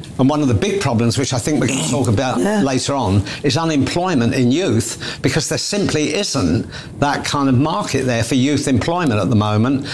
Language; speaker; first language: English; native; English